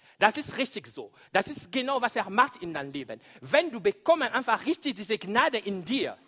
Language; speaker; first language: German; non-native, fluent; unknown